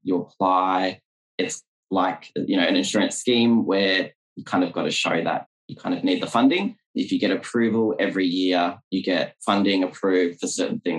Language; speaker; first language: English; native; English